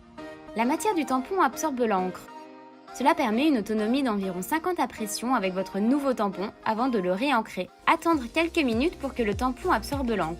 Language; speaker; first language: French; native; French